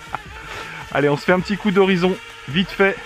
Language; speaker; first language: French; native; French